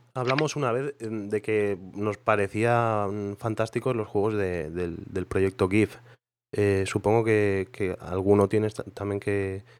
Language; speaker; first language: Spanish; non-native, local second language; Catalan